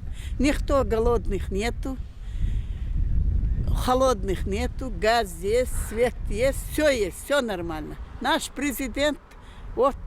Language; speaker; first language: Russian; non-native, local second language; Chechen